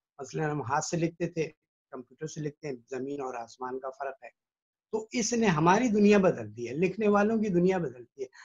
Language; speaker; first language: Urdu; native; Urdu